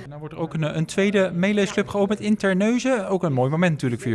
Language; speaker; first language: Dutch; native; Dutch